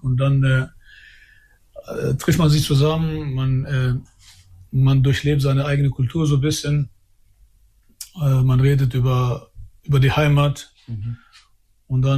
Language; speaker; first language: German; early bilingual, other home language; Albanian